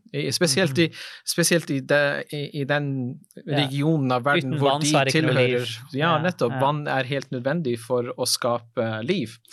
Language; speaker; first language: Norwegian; non-native, fluent; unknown